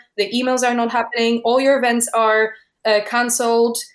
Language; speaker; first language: English; non-native, fluent; Polish